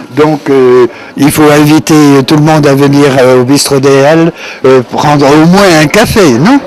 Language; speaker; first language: French; native; French